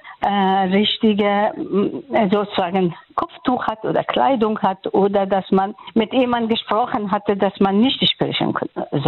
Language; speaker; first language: German; non-native, fluent; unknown